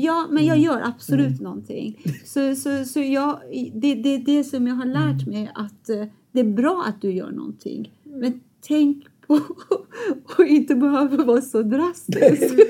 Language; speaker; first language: Swedish; non-native, fluent; Persian